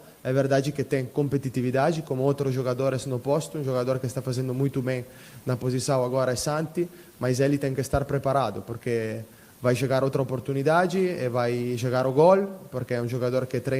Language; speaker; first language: Portuguese; non-native, fluent; Italian